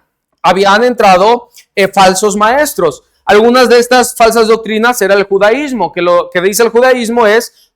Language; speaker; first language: Spanish; native; Spanish